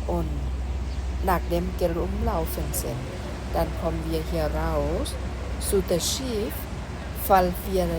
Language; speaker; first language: German; non-native, learner; Thai